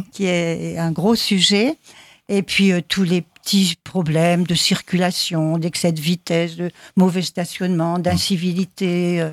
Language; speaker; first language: French; native; French